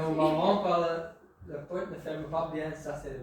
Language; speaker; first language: French; non-native, local second language; Dutch